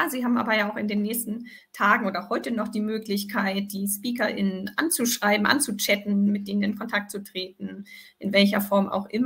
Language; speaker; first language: German; native; German